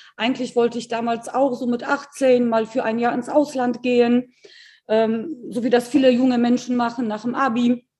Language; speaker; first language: German; early bilingual, other home language; Polish